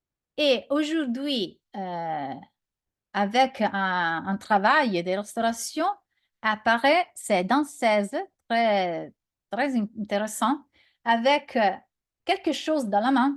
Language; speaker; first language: French; non-native, learner; Italian